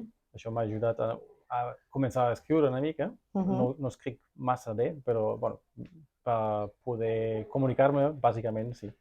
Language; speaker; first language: Catalan; non-native, fluent; German